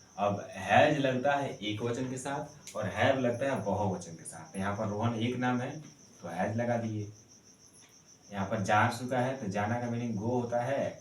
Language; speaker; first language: Hindi; native; Hindi